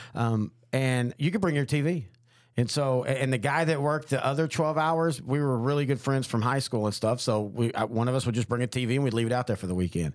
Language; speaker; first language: English; native; English